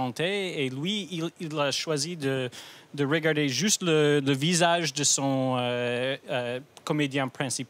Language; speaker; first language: French; non-native, fluent; English